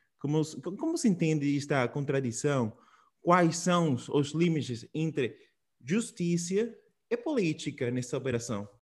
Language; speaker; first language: Portuguese; non-native, fluent; Spanish